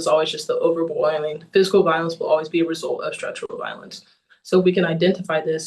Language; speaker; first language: English; native; English